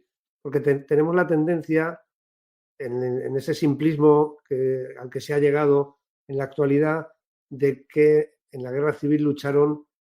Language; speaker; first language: Spanish; native; Spanish